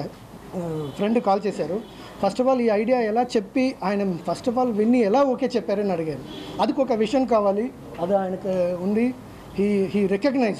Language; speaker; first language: Telugu; non-native, local second language; Tamil